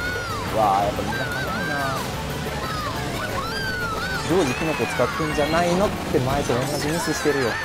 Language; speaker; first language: Japanese; native; Japanese